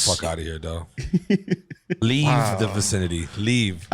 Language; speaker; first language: English; native; English